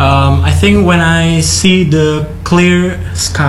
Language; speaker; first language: English; non-native, learner; Indonesian